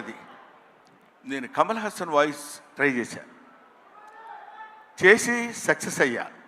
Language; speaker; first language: Telugu; native; Telugu